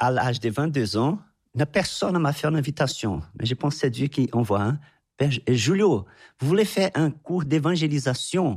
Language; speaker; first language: French; non-native, fluent; Portuguese